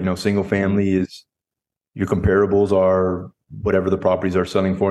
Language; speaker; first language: English; native; English